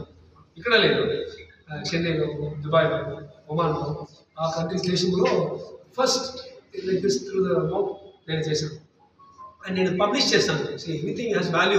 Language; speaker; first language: Telugu; non-native, learner; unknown